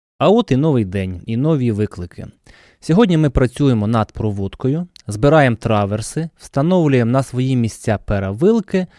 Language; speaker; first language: Ukrainian; non-native, local second language; Russian